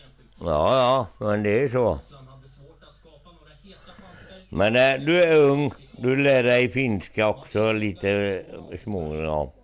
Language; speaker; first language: Swedish; non-native, local second language; Finnish